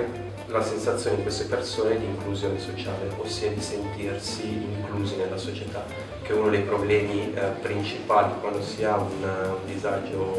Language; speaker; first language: Italian; native; Italian